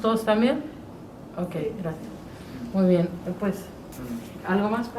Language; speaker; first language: Spanish; native; Spanish